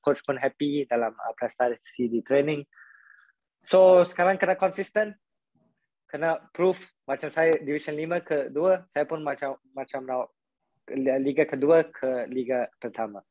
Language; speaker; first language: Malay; non-native, local second language; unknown